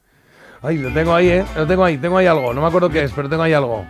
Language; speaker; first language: Spanish; native; Spanish